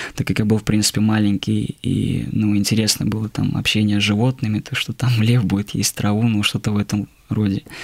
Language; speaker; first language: Russian; native; Russian